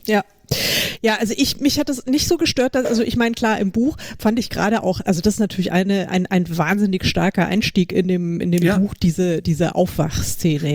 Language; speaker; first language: German; native; German